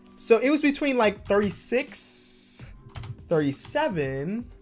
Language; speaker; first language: English; native; English